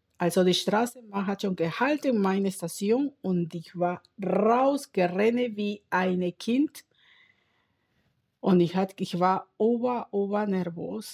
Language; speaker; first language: German; non-native, learner; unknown